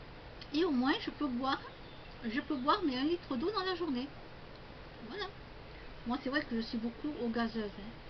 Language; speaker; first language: French; native; French